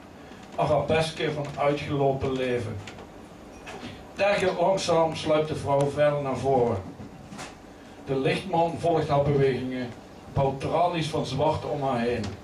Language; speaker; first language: Dutch; native; Dutch